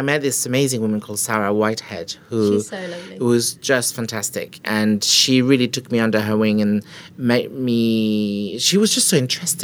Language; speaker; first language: English; non-native, fluent; French